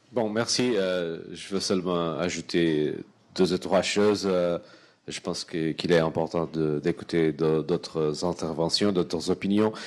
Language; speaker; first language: French; non-native, fluent; Portuguese